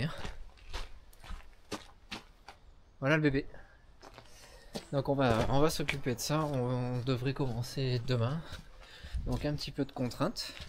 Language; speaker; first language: French; native; French